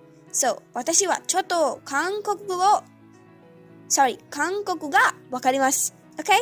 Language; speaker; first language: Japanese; non-native, fluent; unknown